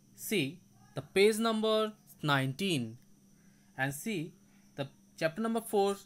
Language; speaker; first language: English; non-native, local second language; Bangla